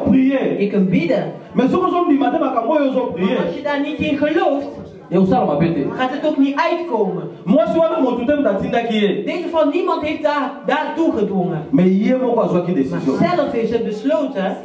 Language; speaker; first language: Dutch; early bilingual, other home language; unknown